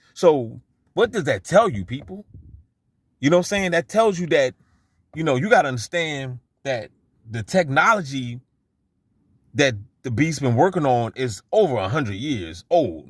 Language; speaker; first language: English; native; English